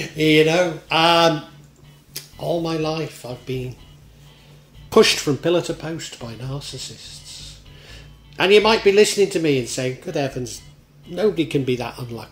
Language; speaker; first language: English; native; English